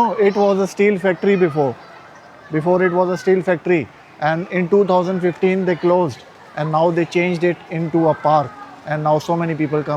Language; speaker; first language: English; non-native, fluent; Urdu